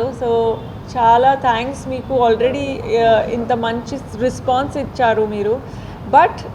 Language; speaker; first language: Telugu; non-native, learner; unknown